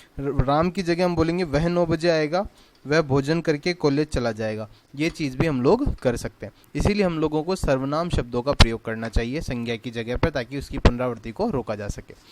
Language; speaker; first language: Hindi; native; Hindi